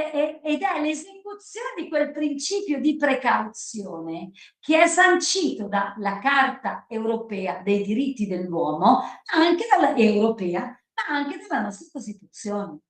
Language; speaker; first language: Italian; native; Italian